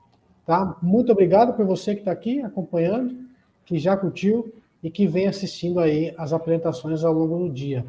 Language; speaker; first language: Portuguese; native; Portuguese